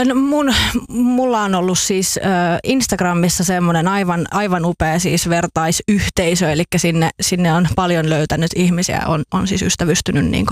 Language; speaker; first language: Finnish; native; Finnish